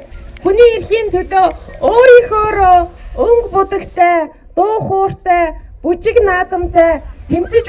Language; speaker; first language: Mongolian; native; Mongolian